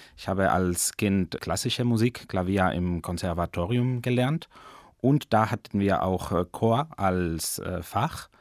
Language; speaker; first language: German; non-native, fluent; Spanish